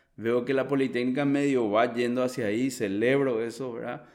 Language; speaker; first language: Spanish; native; Spanish